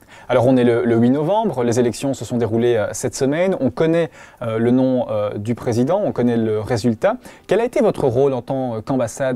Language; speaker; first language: French; native; French